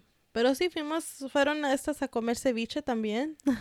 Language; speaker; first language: Spanish; early bilingual, heritage; Spanish